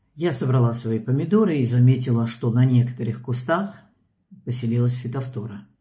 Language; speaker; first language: Russian; native; Russian